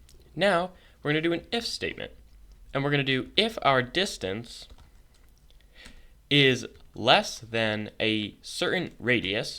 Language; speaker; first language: English; native; English